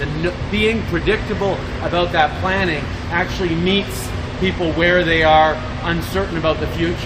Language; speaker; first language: English; early bilingual, other home language; French